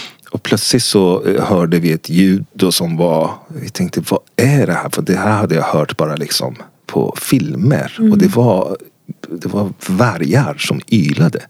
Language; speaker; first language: Swedish; non-native, fluent; Persian